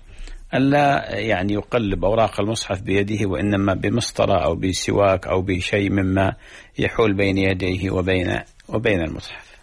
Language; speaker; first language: Arabic; native; Arabic